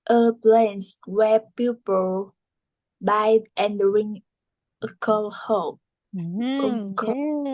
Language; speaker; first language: English; non-native, learner; Vietnamese